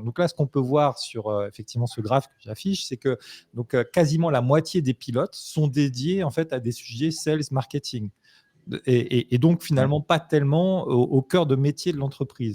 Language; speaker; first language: French; native; French